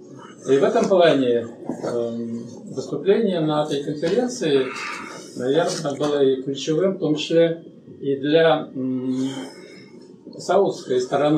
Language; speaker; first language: Russian; native; Russian